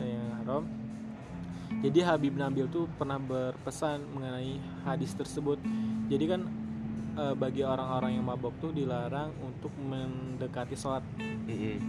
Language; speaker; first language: Indonesian; native; Indonesian